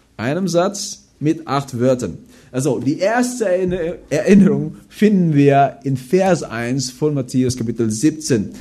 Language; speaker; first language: German; non-native, fluent; Filipino